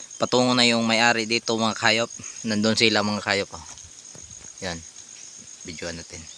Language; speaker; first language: Filipino; non-native, local second language; Cebuano